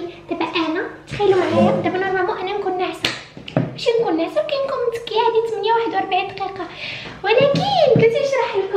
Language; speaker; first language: Arabic; native; Arabic